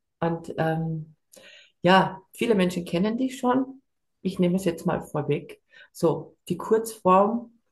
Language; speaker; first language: German; native; German